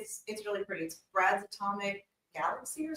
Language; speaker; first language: English; native; English